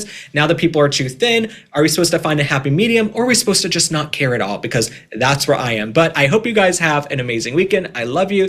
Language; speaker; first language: English; native; English